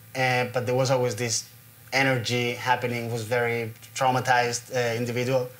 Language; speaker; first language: English; non-native, fluent; Spanish